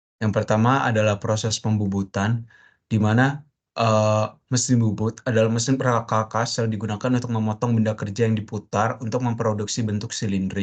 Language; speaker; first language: Indonesian; native; Indonesian